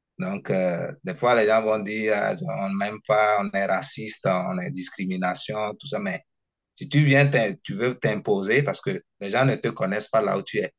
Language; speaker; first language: French; non-native, local second language; Ewe